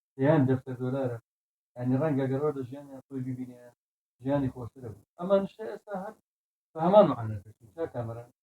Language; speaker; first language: Central Kurdish; native; Central Kurdish